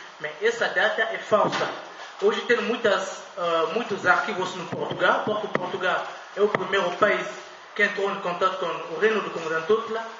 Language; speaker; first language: Portuguese; non-native, fluent; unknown